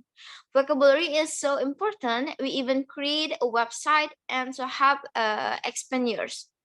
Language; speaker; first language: English; non-native, learner; Indonesian